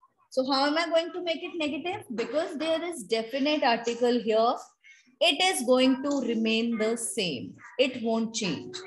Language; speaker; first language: English; non-native, local second language; Hindi